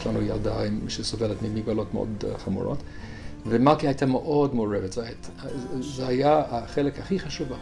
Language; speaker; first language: Hebrew; non-native, fluent; English